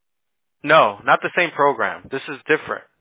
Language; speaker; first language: English; native; English